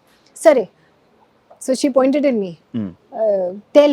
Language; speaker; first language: Telugu; non-native, learner; Hindi